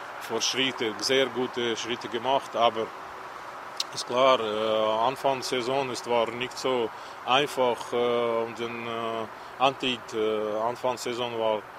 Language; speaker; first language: German; non-native, learner; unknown